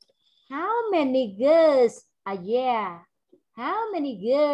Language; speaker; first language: English; non-native, fluent; Vietnamese